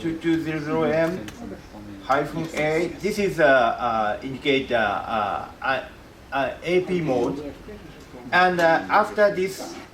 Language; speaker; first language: English; non-native, learner; Japanese